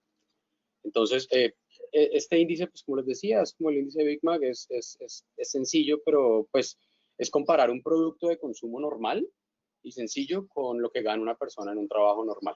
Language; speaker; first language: Spanish; native; Spanish